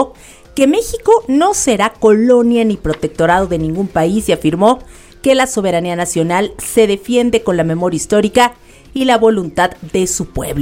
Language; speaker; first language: Spanish; native; Spanish